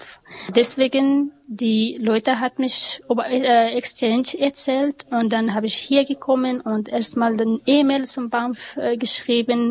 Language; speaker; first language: German; non-native, learner; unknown